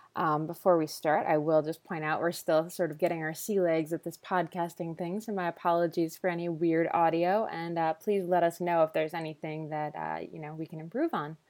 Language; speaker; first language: English; native; English